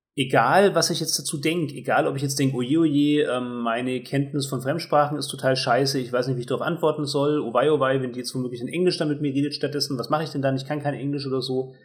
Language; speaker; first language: German; native; German